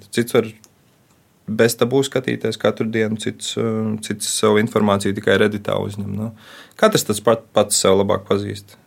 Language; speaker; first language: Latvian; native; Latvian